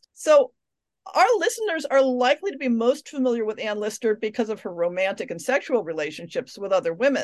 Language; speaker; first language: English; native; English